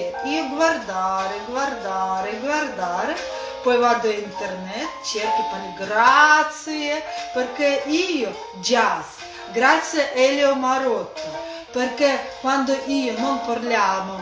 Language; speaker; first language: Italian; non-native, learner; Russian